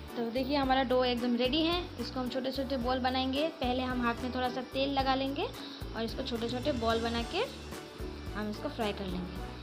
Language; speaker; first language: Hindi; non-native, local second language; Bangla